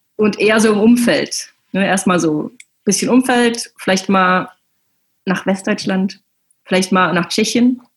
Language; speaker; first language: German; native; German